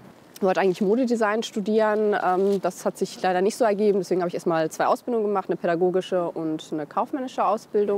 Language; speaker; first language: German; early bilingual, other home language; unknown